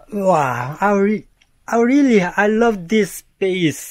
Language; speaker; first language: English; non-native, learner; Korean